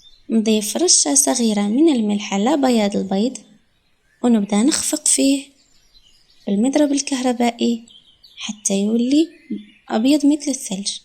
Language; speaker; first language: Arabic; native; Arabic